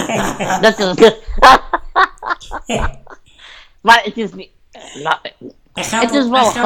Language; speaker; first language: Dutch; non-native, learner; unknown